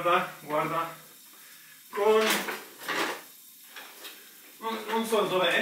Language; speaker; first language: Italian; non-native, learner; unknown